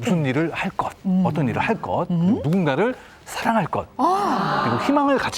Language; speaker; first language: Korean; native; Korean